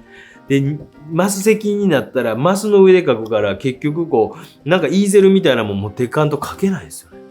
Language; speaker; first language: Japanese; native; Japanese